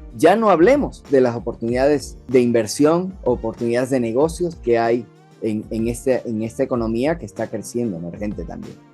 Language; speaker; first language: Spanish; native; Spanish